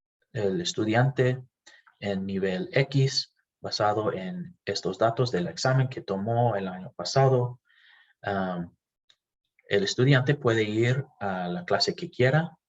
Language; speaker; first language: Spanish; non-native, fluent; English